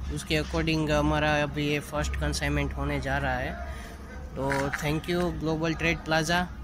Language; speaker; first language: Hindi; non-native, local second language; Gujarati